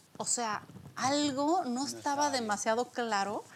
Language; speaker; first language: Spanish; early bilingual, other home language; Polish